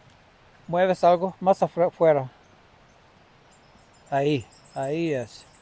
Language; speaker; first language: Spanish; non-native, learner; English